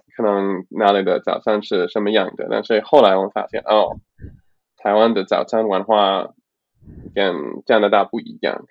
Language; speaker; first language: Chinese; non-native, learner; English